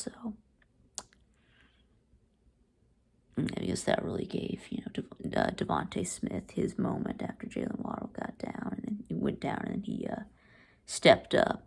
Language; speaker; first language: English; native; English